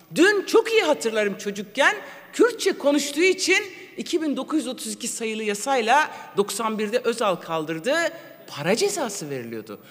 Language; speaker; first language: Turkish; non-native, local second language; Kurdish